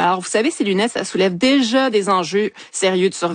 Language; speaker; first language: French; native; French